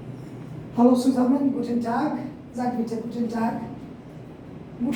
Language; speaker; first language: German; non-native, learner; Bangla